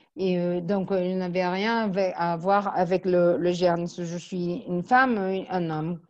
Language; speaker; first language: French; non-native, fluent; Portuguese